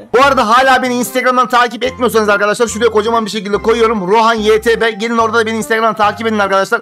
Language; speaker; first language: Turkish; native; Turkish